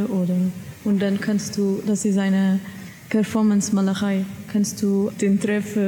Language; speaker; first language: German; non-native, learner; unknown